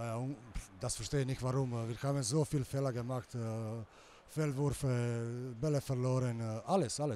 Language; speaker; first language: German; non-native, learner; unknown